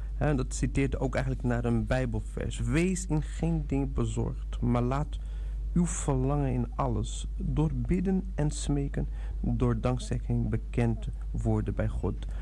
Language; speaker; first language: Dutch; non-native, fluent; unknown